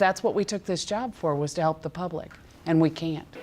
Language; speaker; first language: English; native; English